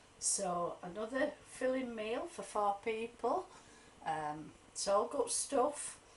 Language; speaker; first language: English; native; English